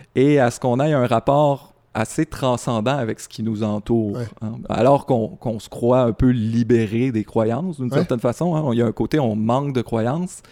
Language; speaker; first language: French; native; French